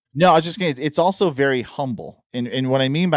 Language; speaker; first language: English; native; English